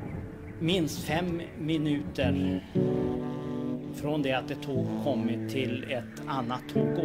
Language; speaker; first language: Swedish; native; Swedish